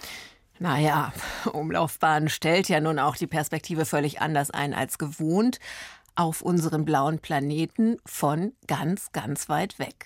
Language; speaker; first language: German; native; German